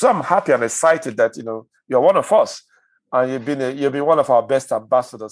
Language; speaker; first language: English; non-native, local second language; Igbo